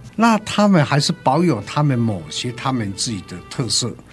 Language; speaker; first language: Chinese; native; Chinese